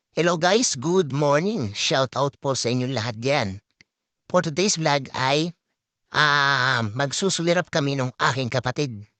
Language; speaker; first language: Filipino; native; Filipino